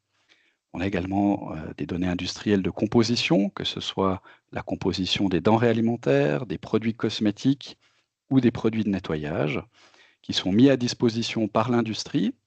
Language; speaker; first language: French; native; French